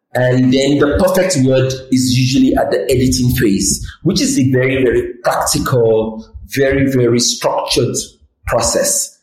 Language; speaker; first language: English; non-native, local second language; Yoruba